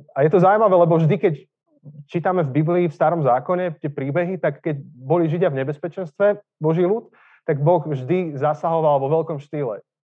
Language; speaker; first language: Slovak; native; Slovak